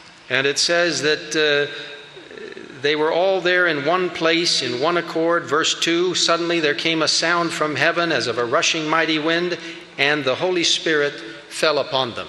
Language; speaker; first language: English; native; English